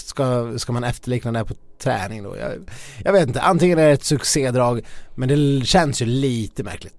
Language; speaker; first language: Swedish; native; Swedish